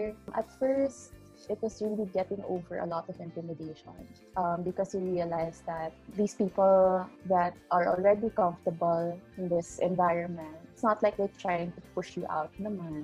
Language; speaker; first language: English; non-native, local second language; Cebuano